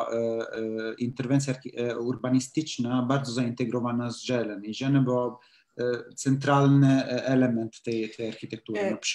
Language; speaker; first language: Polish; non-native, learner; Italian